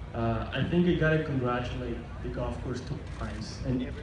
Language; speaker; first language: English; non-native, fluent; Spanish